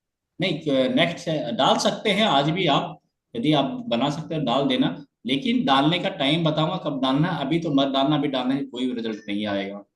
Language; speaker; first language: Hindi; native; Hindi